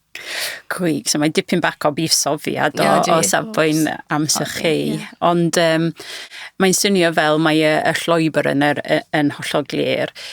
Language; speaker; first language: Welsh; non-native, fluent; English